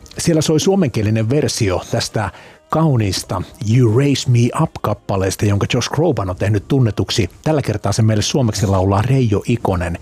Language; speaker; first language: Finnish; native; Finnish